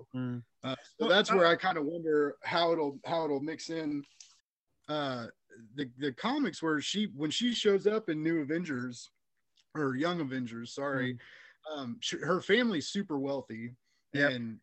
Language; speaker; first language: English; native; English